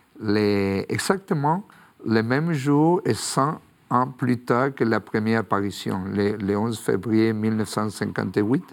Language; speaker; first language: French; non-native, fluent; Spanish